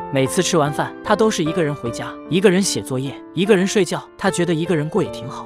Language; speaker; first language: Chinese; native; Chinese